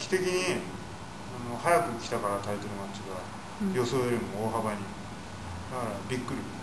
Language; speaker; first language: Japanese; native; Japanese